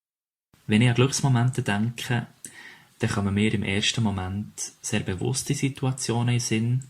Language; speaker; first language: German; native; German